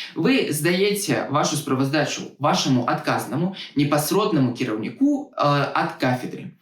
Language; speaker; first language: Belarusian; non-native, local second language; Russian